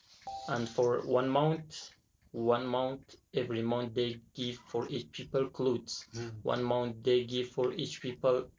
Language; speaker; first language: English; non-native, learner; Persian